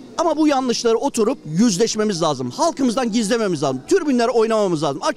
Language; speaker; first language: Turkish; native; Turkish